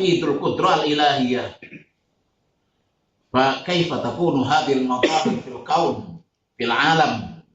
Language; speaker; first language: Arabic; non-native, fluent; Indonesian